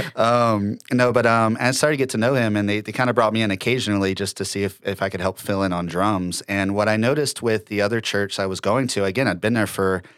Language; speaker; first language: English; native; English